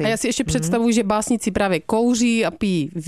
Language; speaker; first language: Czech; native; Czech